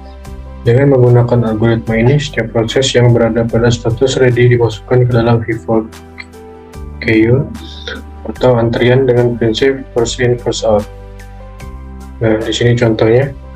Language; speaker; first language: Indonesian; native; Indonesian